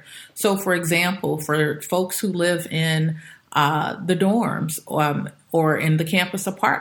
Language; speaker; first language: English; native; English